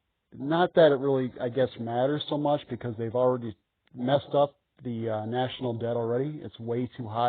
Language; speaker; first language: English; native; English